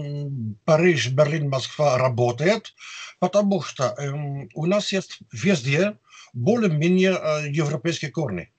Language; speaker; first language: Russian; non-native, fluent; Dutch